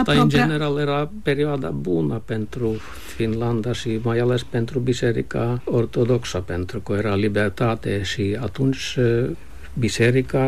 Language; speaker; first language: Romanian; non-native, fluent; Finnish